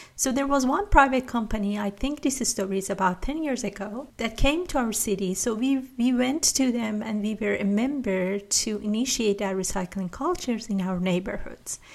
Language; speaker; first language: English; non-native, fluent; Persian